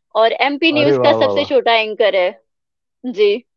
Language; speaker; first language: Hindi; native; Hindi